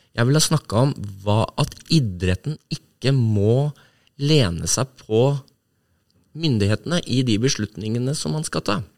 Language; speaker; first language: Norwegian; native; Norwegian